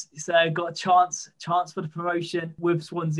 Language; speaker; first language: English; native; English